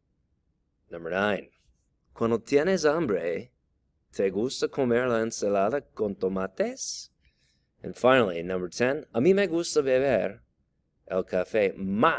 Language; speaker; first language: Spanish; non-native, fluent; English